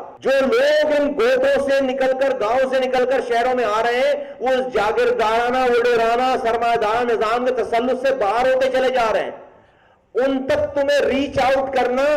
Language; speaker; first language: Urdu; native; Urdu